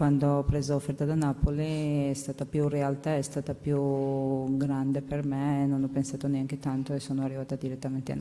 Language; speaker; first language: Italian; non-native, learner; Georgian